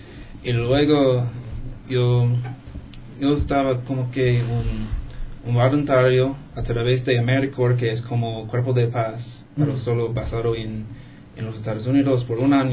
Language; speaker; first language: Spanish; non-native, fluent; English